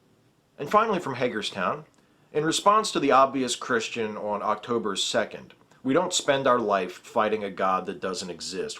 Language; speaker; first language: English; native; English